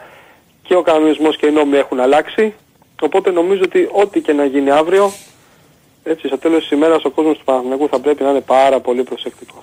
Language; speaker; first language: Greek; native; Greek